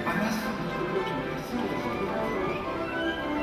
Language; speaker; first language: Russian; native; Russian